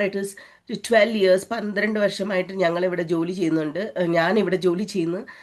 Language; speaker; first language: Malayalam; early bilingual, heritage; Malayalam